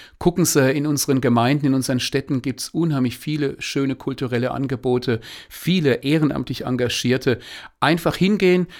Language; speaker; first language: German; native; German